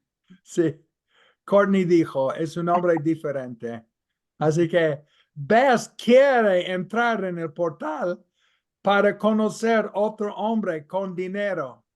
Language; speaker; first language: Spanish; non-native, fluent; English